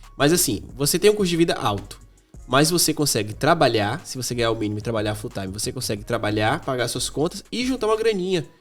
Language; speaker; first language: Portuguese; native; Portuguese